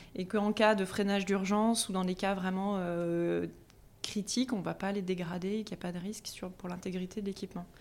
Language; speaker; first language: French; native; French